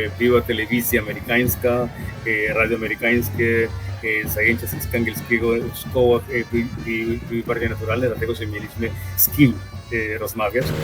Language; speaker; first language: Polish; non-native, fluent; Spanish